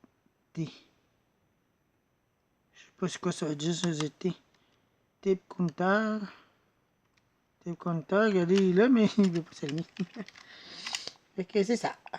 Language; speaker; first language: French; native; French